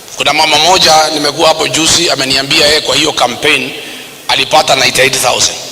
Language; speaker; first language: Swahili; non-native, local second language; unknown